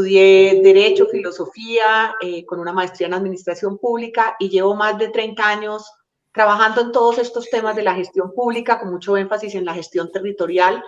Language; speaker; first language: Spanish; native; Spanish